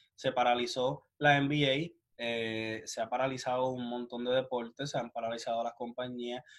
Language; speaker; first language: Spanish; native; Spanish